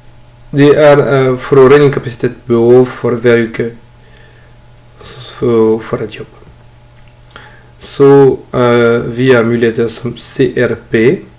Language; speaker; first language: Norwegian; non-native, fluent; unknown